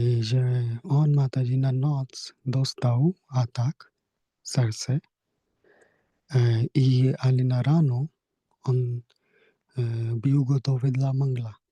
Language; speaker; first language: Polish; non-native, learner; Hindi